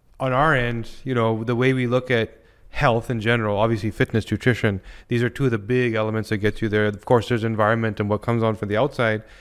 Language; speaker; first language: English; native; English